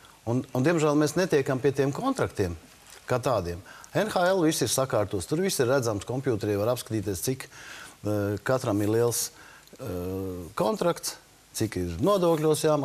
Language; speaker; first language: Latvian; native; Latvian